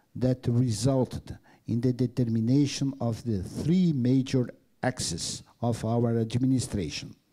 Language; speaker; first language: English; non-native, learner; Portuguese